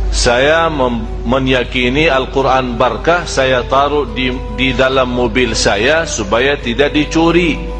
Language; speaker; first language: Malay; non-native, fluent; Arabic